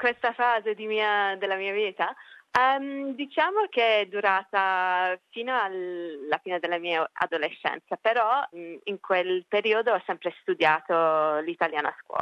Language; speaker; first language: Italian; early bilingual, heritage; Italian